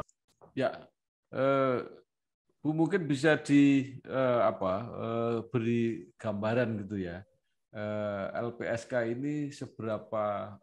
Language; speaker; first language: Indonesian; native; Indonesian